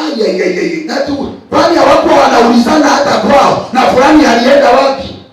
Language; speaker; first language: Swahili; non-native, local second language; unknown